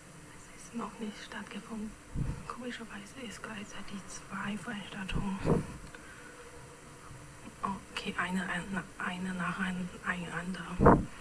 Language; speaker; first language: German; non-native, fluent; Chinese